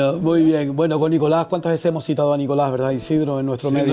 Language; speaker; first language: Spanish; native; Spanish